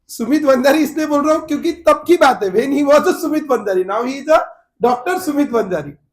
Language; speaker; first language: Hindi; non-native, local second language; Marathi